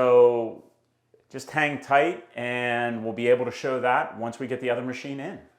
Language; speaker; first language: English; native; English